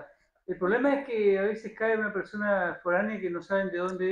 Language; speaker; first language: Spanish; native; Spanish